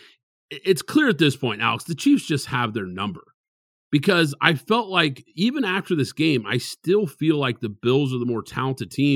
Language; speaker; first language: English; native; English